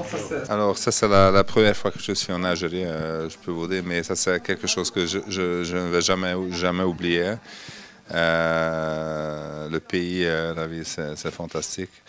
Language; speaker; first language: French; non-native, fluent; Hungarian